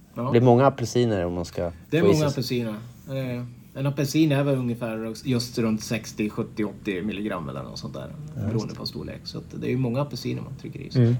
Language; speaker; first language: Swedish; native; Swedish